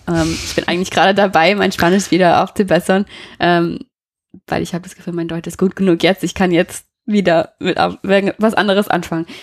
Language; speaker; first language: German; non-native, fluent; English